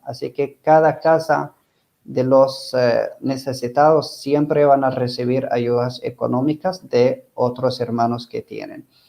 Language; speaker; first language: Spanish; non-native, fluent; Arabic